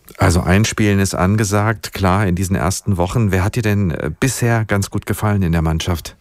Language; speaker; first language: German; native; German